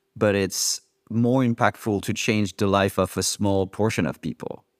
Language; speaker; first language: English; non-native, fluent; French